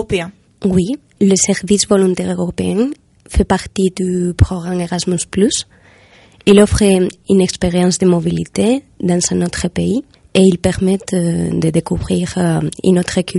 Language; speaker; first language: French; non-native, fluent; Spanish